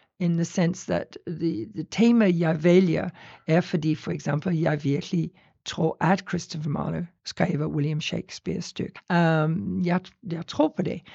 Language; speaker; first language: Danish; non-native, fluent; English